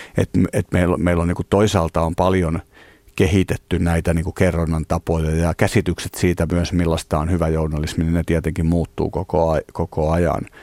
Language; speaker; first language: Finnish; native; Finnish